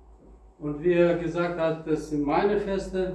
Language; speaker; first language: German; non-native, fluent; Russian